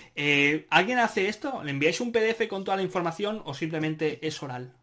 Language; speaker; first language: Spanish; native; Spanish